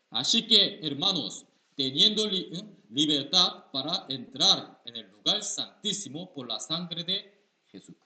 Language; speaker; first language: Spanish; non-native, learner; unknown